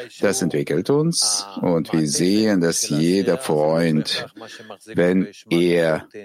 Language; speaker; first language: German; non-native, fluent; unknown